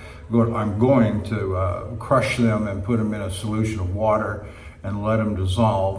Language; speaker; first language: English; native; English